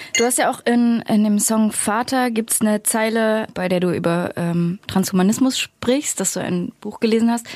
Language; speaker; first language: German; native; German